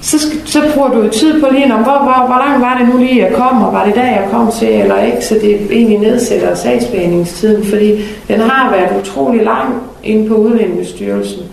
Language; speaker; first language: Danish; native; Danish